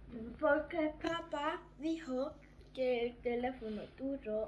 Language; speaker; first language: Spanish; early bilingual, heritage; German